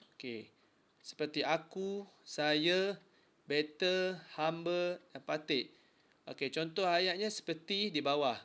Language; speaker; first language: Malay; native; Malay